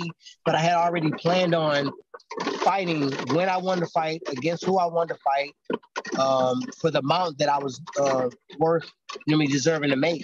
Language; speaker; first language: English; native; English